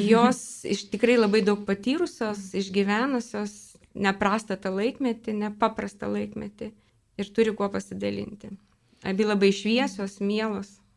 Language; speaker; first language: Lithuanian; native; Lithuanian